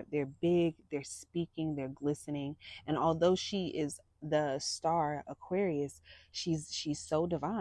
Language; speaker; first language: English; native; English